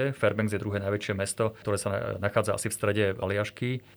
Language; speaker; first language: Slovak; native; Slovak